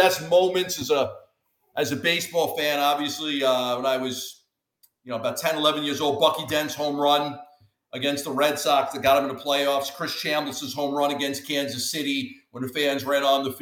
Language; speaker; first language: English; native; English